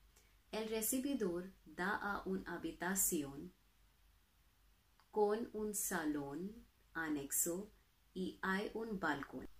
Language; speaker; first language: Spanish; non-native, learner; Hindi